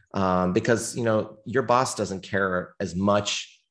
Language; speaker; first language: English; native; English